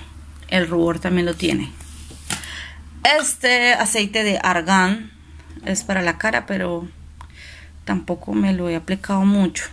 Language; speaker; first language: Spanish; native; Spanish